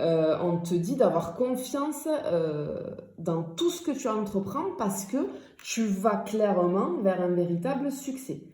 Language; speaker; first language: French; native; French